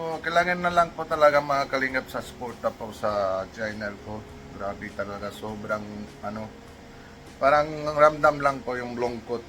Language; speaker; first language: Filipino; non-native, local second language; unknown